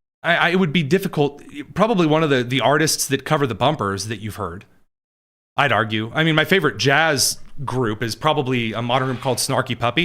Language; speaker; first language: English; native; English